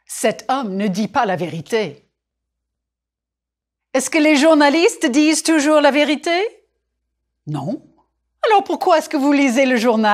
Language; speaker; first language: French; non-native, fluent; English